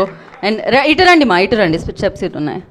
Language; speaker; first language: Telugu; native; Telugu